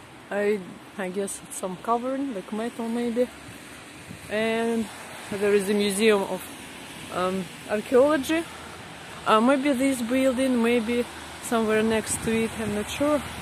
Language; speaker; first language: English; non-native, fluent; Russian